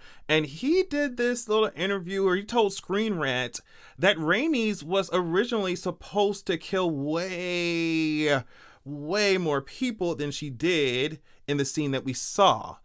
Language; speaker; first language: English; native; English